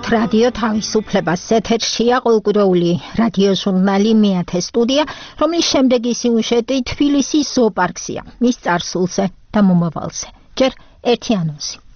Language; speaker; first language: Georgian; native; Georgian